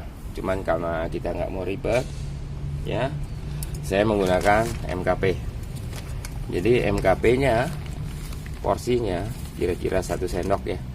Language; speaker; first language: Indonesian; native; Indonesian